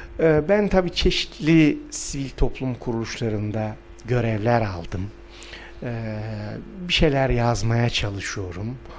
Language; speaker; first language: Turkish; non-native, local second language; Adyghe